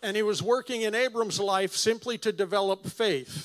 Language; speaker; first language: English; native; English